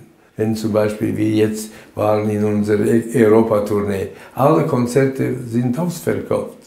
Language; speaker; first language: German; non-native, fluent; Latvian